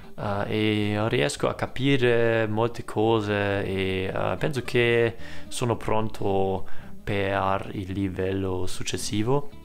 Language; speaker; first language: Italian; non-native, learner; German